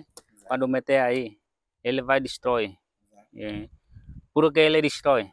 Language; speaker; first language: Portuguese; non-native, learner; Vietnamese